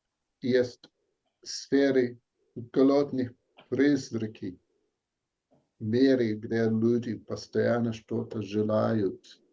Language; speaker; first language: Russian; non-native, learner; English